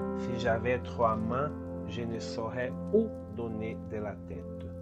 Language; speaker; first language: French; non-native, fluent; Portuguese